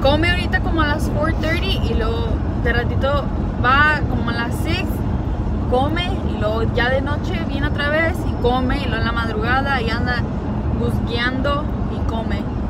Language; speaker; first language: Spanish; early bilingual, heritage; Spanish